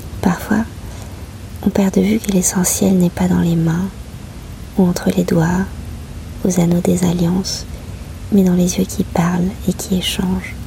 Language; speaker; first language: French; native; French